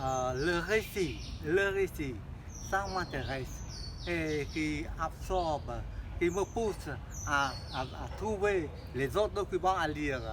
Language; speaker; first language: French; non-native, fluent; Khmer